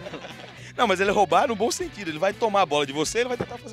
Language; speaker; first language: Portuguese; native; Portuguese